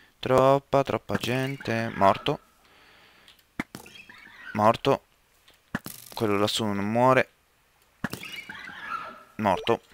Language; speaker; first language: Italian; native; Italian